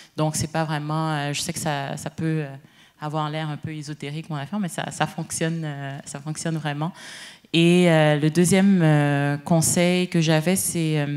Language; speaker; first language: French; native; French